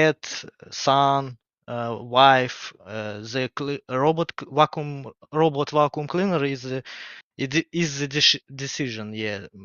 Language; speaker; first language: English; non-native, learner; Russian